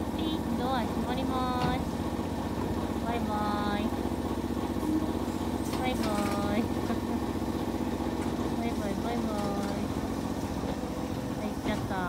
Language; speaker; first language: Japanese; native; Japanese